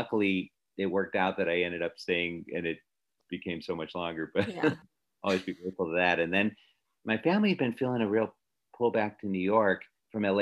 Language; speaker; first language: English; native; English